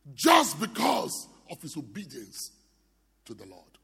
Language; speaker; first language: English; non-native, local second language; Yoruba